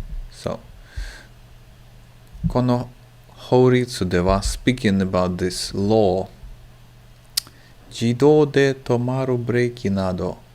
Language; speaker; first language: Japanese; non-native, learner; English